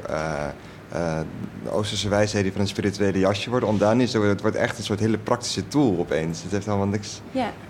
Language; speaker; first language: Dutch; native; Dutch